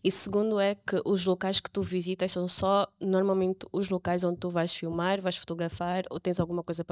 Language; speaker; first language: Portuguese; native; Portuguese